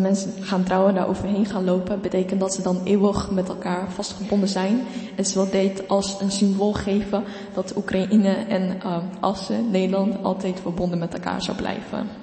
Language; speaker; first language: Dutch; non-native, fluent; Ukrainian